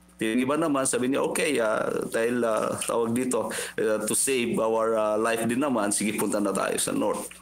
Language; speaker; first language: Filipino; non-native, local second language; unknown